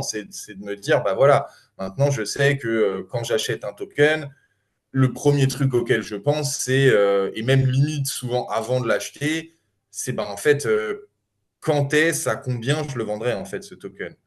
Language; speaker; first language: French; native; French